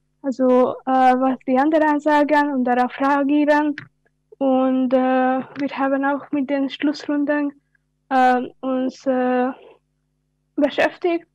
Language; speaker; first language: German; non-native, learner; Hungarian